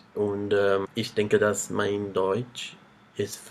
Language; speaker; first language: German; non-native, learner; Portuguese